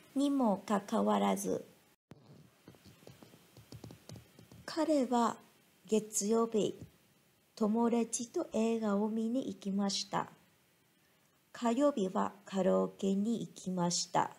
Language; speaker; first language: Japanese; non-native, fluent; Vietnamese